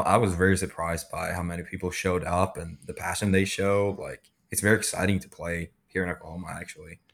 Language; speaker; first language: English; non-native, fluent; Swedish